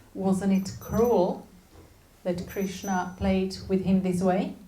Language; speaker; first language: English; non-native, fluent; Slovak